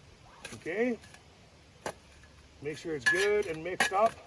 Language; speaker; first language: English; native; English